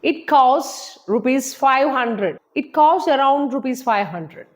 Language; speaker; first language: English; non-native, local second language; Malayalam